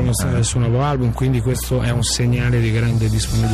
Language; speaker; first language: Italian; native; Italian